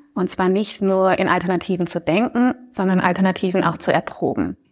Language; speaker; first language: German; native; German